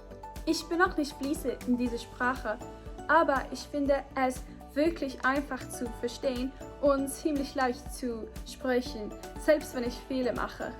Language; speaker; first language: German; non-native, learner; English